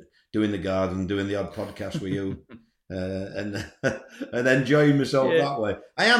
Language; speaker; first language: English; native; English